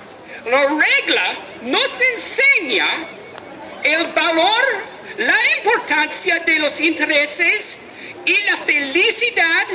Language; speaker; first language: Spanish; non-native, learner; English